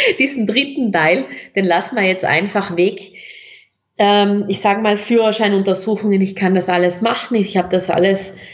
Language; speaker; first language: German; native; German